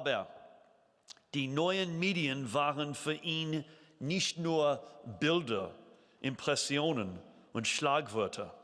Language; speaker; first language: German; non-native, fluent; English